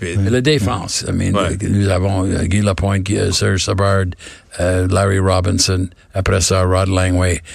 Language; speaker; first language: French; non-native, learner; English